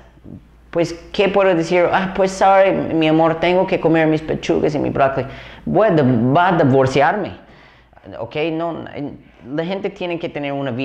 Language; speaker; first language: Spanish; non-native, fluent; English